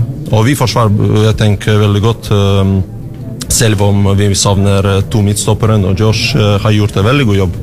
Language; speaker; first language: Norwegian; non-native, learner; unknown